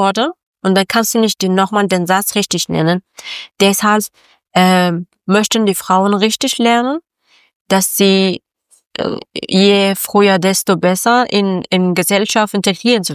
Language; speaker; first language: German; non-native, learner; Persian